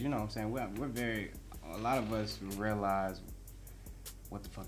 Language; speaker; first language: English; native; English